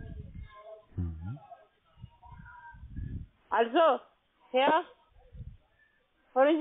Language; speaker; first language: German; non-native, learner; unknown